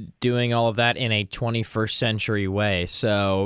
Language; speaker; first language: English; native; English